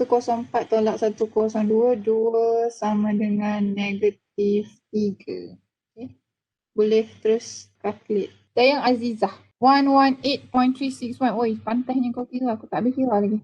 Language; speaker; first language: Malay; native; Malay